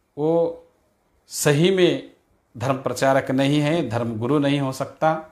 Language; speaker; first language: Hindi; non-native, local second language; Kannada